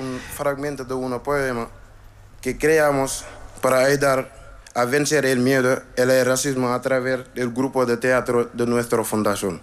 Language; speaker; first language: Spanish; non-native, learner; Wolof